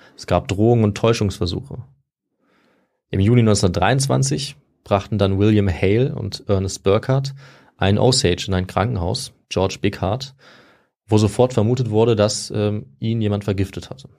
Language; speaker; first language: German; native; German